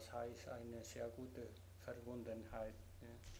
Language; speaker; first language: German; non-native, learner; Spanish